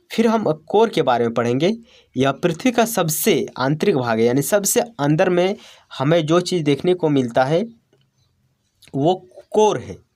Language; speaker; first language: Hindi; native; Hindi